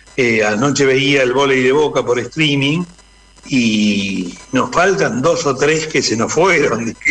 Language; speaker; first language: Spanish; native; Spanish